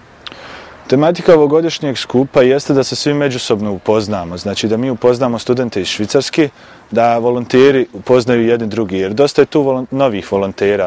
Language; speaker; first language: Croatian; native; Croatian